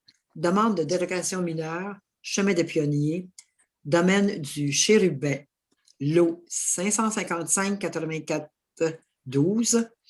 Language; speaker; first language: French; native; French